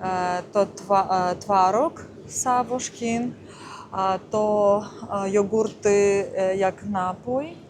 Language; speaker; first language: Polish; non-native, learner; Russian